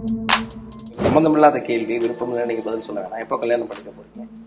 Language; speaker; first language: Tamil; native; Tamil